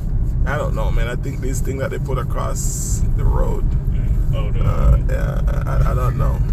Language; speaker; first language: English; native; English